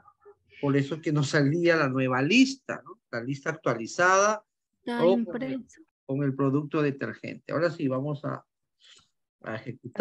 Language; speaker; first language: Spanish; native; Spanish